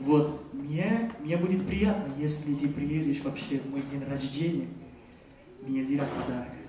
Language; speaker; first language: Russian; non-native, fluent; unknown